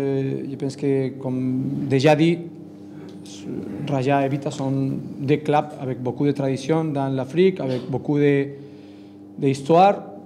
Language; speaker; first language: French; non-native, learner; Spanish